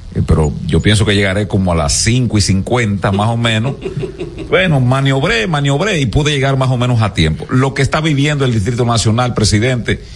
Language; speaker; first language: Spanish; native; Spanish